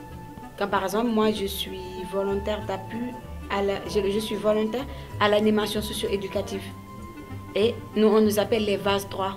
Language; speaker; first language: French; non-native, local second language; Wolof